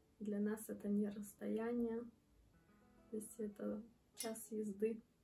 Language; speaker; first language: Russian; early bilingual, heritage; Russian